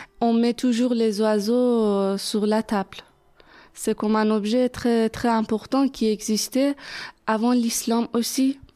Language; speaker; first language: French; non-native, fluent; Persian